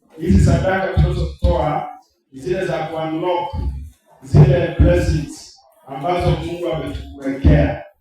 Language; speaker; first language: Swahili; non-native, local second language; Gusii